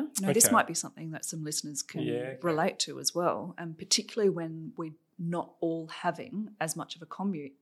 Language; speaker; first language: English; native; English